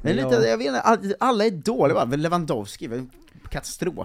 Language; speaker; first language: Swedish; native; Swedish